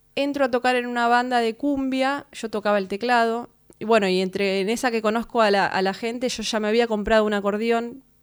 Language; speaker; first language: Spanish; native; Spanish